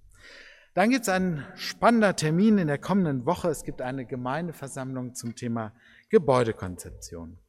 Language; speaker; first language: German; native; German